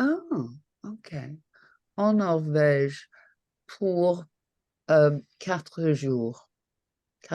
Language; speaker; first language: French; non-native, learner; English